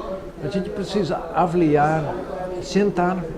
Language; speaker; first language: Portuguese; non-native, fluent; Dutch